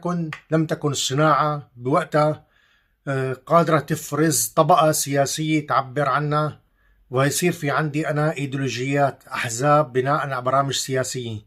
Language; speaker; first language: Arabic; native; Arabic